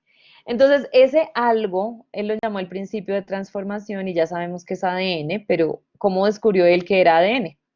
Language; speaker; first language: Spanish; native; Spanish